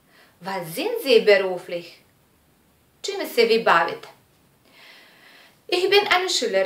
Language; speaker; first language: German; non-native, learner; Serbian